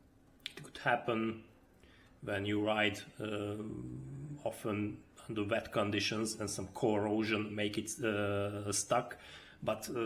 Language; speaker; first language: English; non-native, fluent; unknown